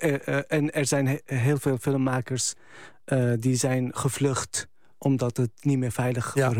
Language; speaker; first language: Dutch; non-native, fluent; Arabic